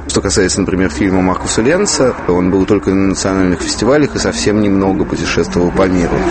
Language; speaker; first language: Russian; native; Russian